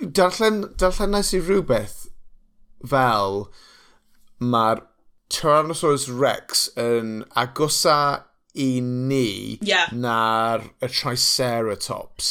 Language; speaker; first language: Welsh; non-native, local second language; English